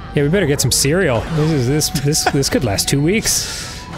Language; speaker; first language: English; native; English